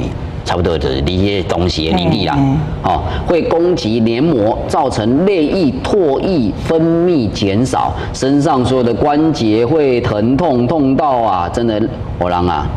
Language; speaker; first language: Chinese; native; Chinese